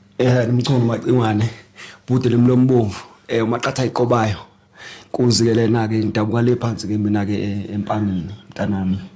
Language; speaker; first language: Zulu; native; Zulu